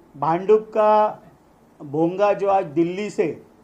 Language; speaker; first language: Hindi; non-native, local second language; Marathi